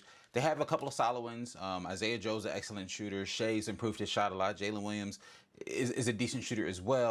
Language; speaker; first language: English; native; English